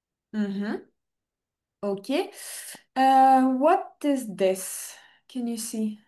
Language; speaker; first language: English; non-native, fluent; French